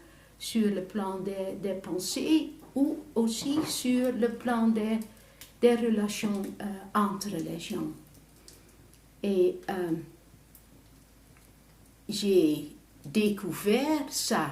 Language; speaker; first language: French; non-native, fluent; Dutch